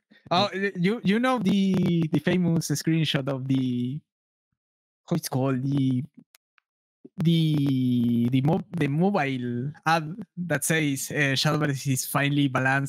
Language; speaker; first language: English; non-native, learner; Spanish